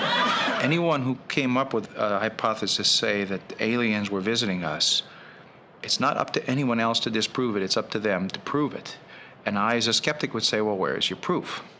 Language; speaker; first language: English; native; English